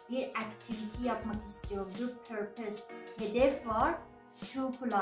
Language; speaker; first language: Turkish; non-native, learner; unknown